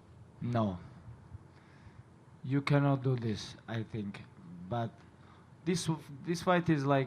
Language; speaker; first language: English; non-native, learner; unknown